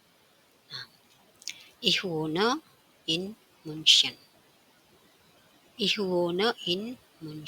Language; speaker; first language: German; non-native, fluent; Indonesian